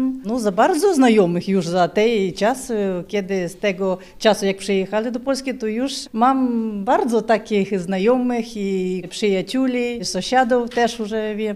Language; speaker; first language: Polish; non-native, learner; Ukrainian